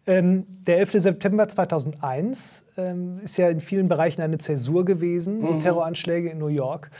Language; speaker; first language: German; native; German